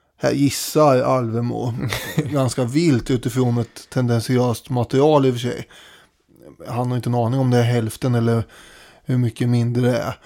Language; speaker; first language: Swedish; native; Swedish